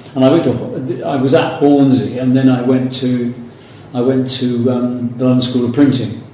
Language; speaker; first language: English; native; English